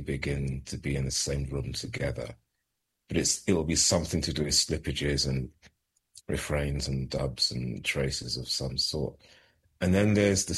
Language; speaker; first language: English; native; English